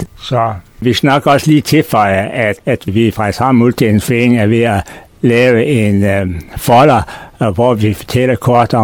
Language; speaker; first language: Danish; native; Danish